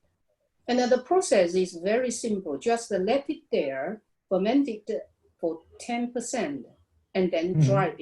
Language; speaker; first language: English; non-native, learner; Chinese